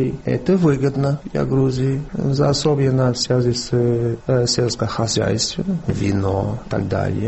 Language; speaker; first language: Russian; non-native, fluent; English